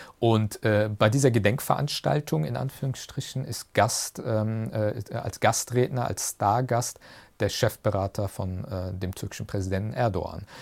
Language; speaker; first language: German; early bilingual, other home language; Turkish